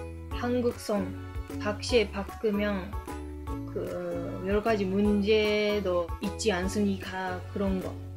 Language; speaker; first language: Korean; non-native, learner; Japanese